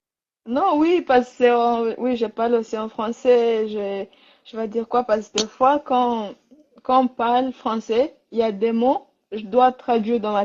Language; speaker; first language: French; non-native, learner; Rundi